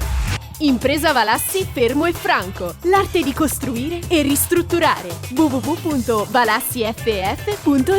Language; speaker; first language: Italian; native; Italian